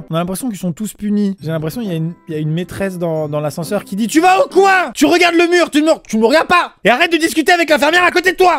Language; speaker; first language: French; native; French